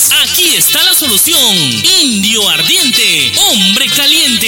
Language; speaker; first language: Spanish; native; Spanish